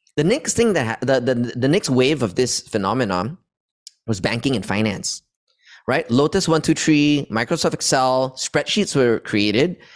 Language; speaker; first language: English; non-native, local second language; Chinese